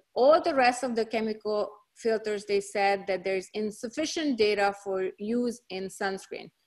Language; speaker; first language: English; non-native, fluent; Hungarian